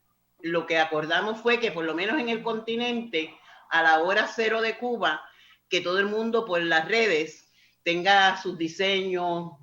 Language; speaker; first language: Spanish; native; Spanish